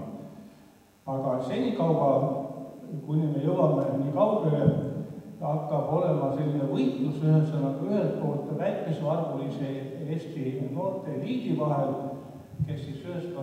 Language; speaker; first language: Estonian; non-native, local second language; Russian